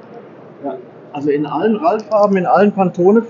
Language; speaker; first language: German; native; German